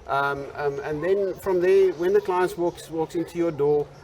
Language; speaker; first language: English; non-native, local second language; Afrikaans